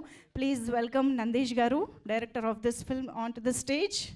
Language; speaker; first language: Telugu; native; Telugu